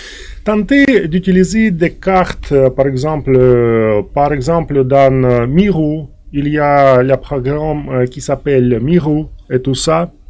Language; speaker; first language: French; non-native, fluent; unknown